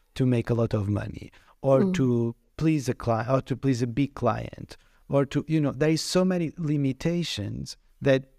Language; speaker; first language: English; non-native, fluent; Portuguese